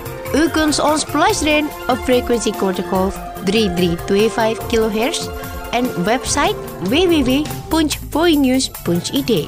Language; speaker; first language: Dutch; non-native, fluent; Indonesian